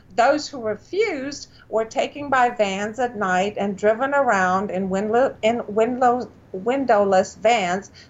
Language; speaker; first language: English; non-native, fluent; Romanian